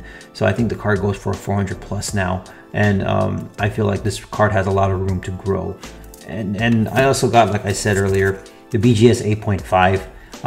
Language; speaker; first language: English; native; English